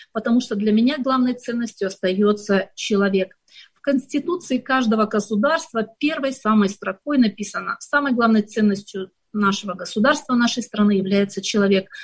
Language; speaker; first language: Russian; native; Russian